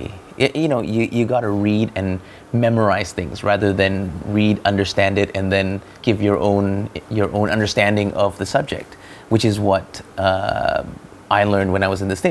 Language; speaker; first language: English; non-native, local second language; Malay